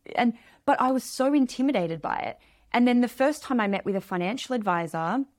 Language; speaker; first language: English; native; English